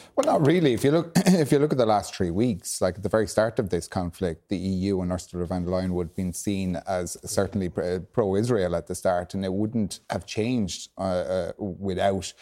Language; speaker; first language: English; native; English